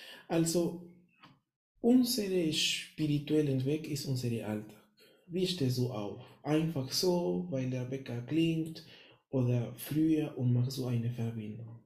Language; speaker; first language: German; non-native, fluent; Spanish